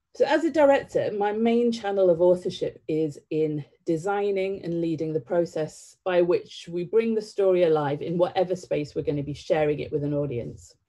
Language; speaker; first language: English; native; English